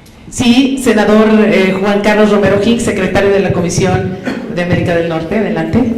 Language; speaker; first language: Spanish; native; Spanish